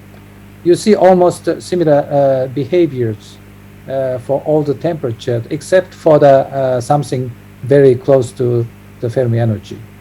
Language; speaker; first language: English; non-native, fluent; Japanese